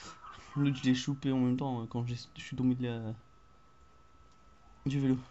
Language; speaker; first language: French; native; French